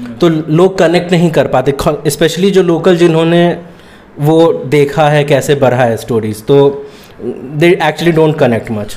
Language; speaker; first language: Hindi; native; Hindi